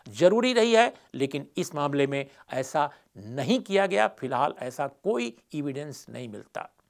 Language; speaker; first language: Hindi; native; Hindi